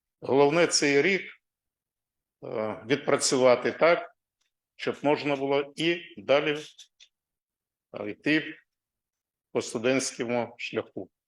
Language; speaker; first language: Ukrainian; non-native, local second language; Russian